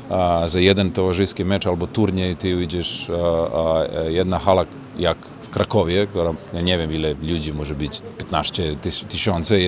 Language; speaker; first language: Polish; non-native, learner; Serbian